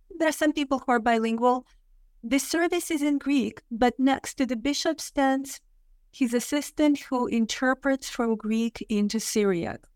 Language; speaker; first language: English; non-native, fluent; Russian